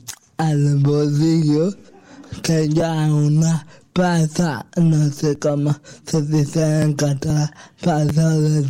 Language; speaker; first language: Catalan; non-native, local second language; Spanish